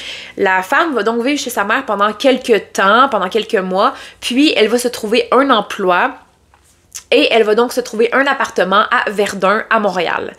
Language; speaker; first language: French; native; French